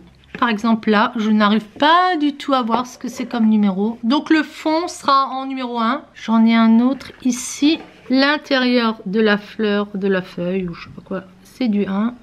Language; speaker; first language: French; native; French